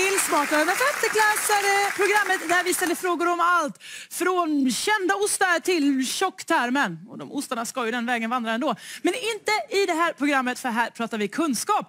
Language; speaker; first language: Swedish; native; Swedish